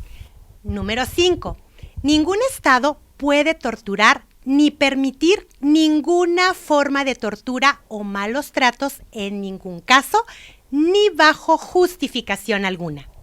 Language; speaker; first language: Spanish; native; Spanish